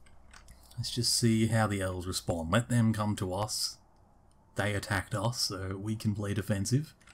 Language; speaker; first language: English; native; English